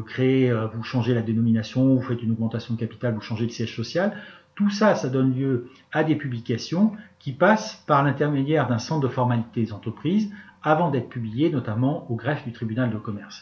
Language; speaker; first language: French; native; French